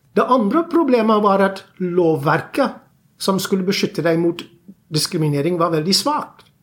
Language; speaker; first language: Norwegian; non-native, fluent; English